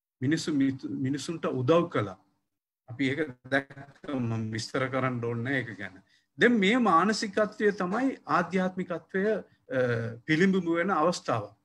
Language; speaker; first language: Sinhala; non-native, local second language; Tamil